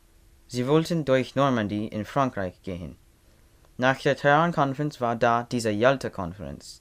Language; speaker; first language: German; non-native, learner; English